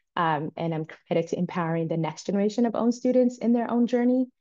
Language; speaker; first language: English; native; English